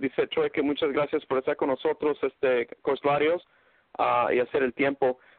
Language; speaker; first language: Spanish; early bilingual, heritage; Spanish